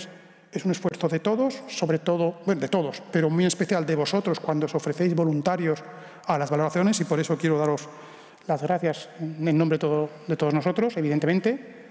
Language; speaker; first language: Spanish; native; Spanish